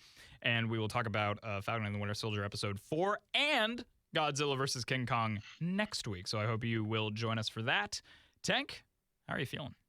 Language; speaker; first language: English; native; English